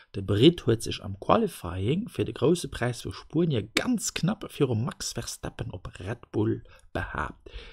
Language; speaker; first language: German; non-native, local second language; Luxembourgish